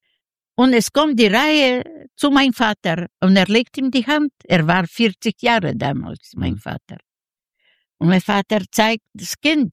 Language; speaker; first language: German; non-native, fluent; Yiddish